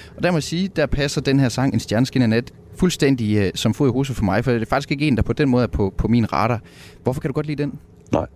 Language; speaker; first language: Danish; native; Danish